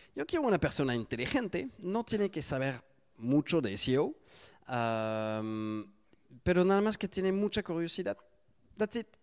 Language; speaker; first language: Spanish; non-native, fluent; French